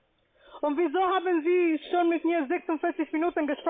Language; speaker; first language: German; non-native, fluent; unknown